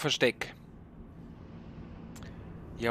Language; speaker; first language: German; native; German